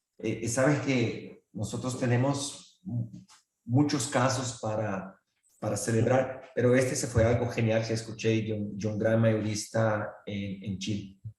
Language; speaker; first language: Spanish; non-native, fluent; Portuguese